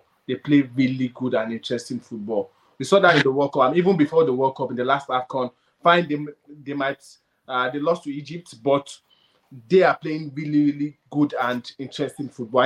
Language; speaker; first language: English; non-native, local second language; Yoruba